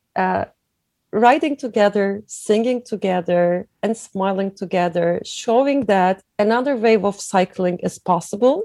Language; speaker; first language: English; non-native, fluent; Turkish